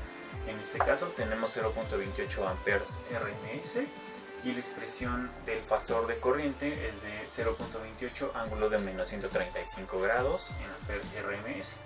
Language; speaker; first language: Spanish; native; Spanish